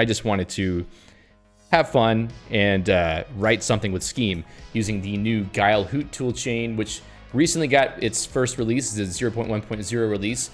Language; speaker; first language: English; native; English